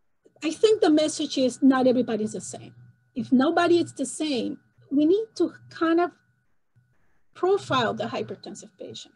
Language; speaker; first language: English; non-native, fluent; Spanish